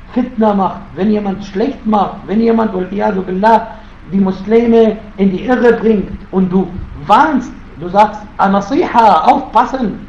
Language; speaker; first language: German; non-native, fluent; Arabic